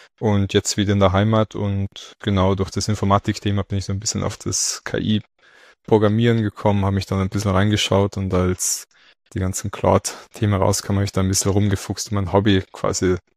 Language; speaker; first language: German; native; German